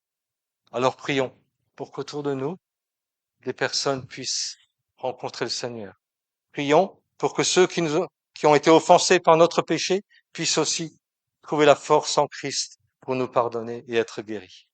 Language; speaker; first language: French; native; French